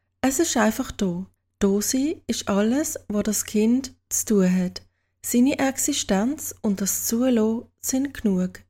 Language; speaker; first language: German; native; German